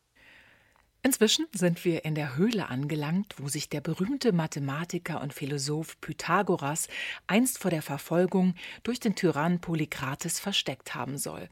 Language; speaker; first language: German; native; German